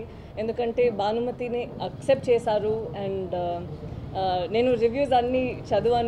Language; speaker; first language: Telugu; non-native, fluent; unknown